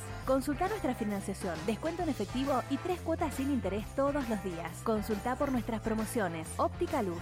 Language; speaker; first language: Spanish; native; Spanish